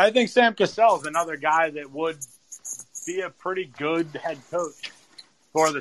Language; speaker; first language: English; native; English